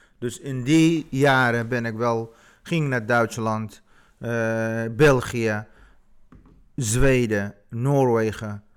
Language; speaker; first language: Dutch; non-native, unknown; Kurdish